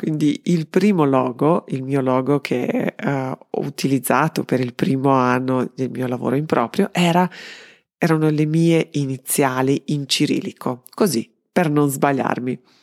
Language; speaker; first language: Italian; non-native, fluent; Serbian